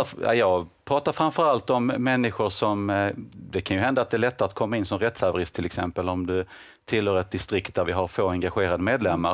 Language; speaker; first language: Swedish; native; Swedish